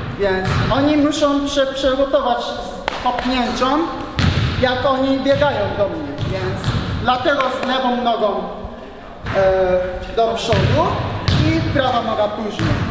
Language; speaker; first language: Polish; non-native, learner; Japanese